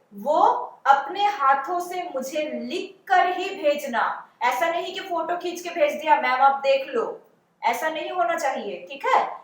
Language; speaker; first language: Hindi; non-native, local second language; Bangla